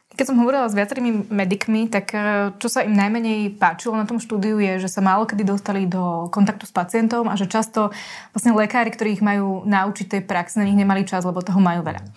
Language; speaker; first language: Slovak; native; Slovak